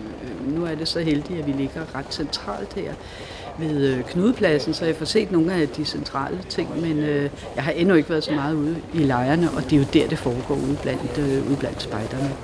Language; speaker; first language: Danish; native; Danish